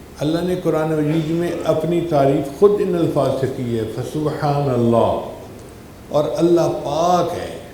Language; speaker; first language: Urdu; non-native, local second language; Punjabi